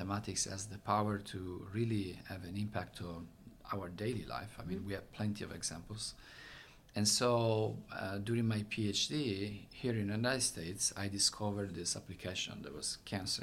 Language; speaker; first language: English; non-native, fluent; Italian